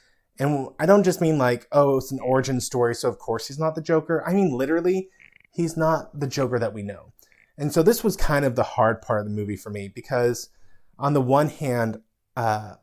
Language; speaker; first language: English; native; English